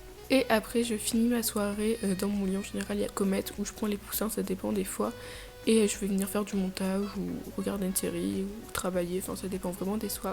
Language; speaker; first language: French; native; French